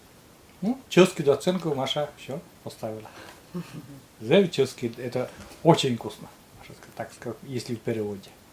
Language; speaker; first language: Russian; native; Russian